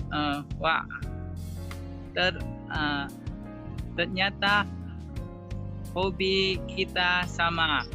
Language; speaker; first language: Indonesian; non-native, learner; Thai